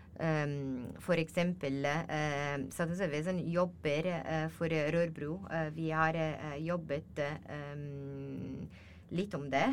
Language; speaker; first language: Norwegian; non-native, learner; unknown